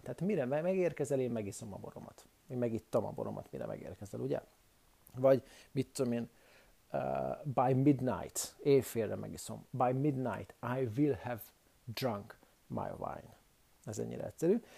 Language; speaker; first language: Hungarian; native; Hungarian